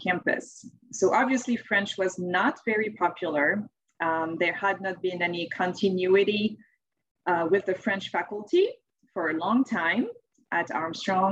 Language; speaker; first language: English; non-native, fluent; French